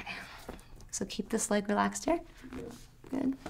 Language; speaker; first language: English; native; English